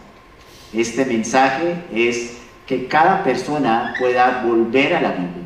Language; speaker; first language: Spanish; native; Spanish